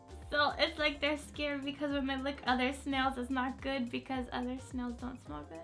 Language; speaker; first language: English; native; English